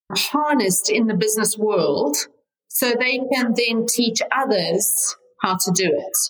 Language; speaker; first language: English; native; English